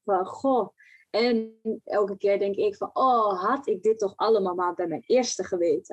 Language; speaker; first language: Dutch; native; Dutch